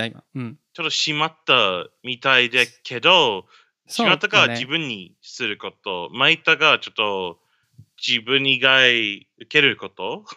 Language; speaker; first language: Japanese; non-native, learner; English